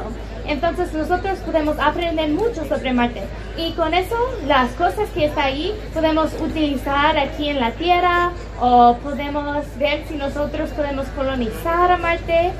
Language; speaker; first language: Spanish; non-native, learner; English